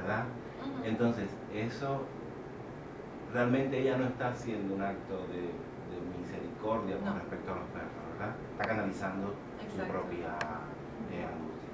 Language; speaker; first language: Spanish; native; Spanish